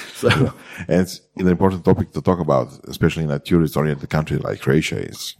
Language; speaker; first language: English; non-native, fluent; Croatian